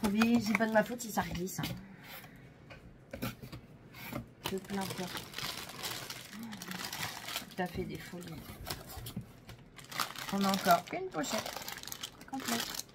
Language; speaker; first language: French; native; French